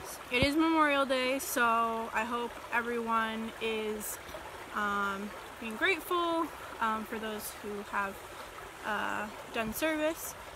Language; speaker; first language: English; native; English